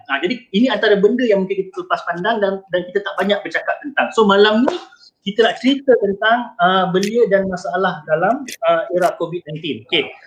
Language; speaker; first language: Malay; native; Malay